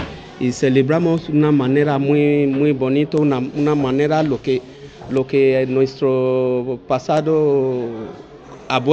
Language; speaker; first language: Spanish; non-native, learner; Bini